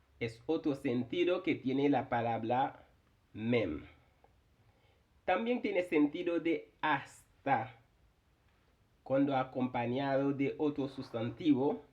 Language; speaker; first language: Spanish; non-native, fluent; Haitian Creole